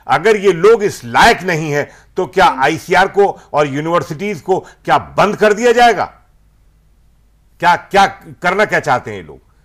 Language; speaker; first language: Hindi; native; Hindi